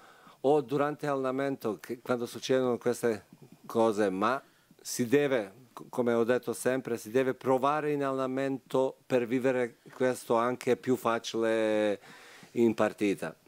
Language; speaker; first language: Italian; non-native, fluent; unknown